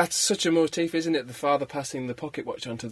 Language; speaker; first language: English; native; English